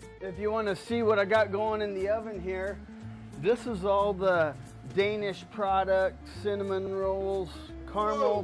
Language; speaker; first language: English; native; English